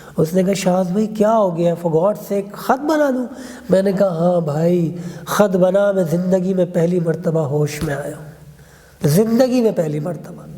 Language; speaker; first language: Urdu; non-native, local second language; Pashto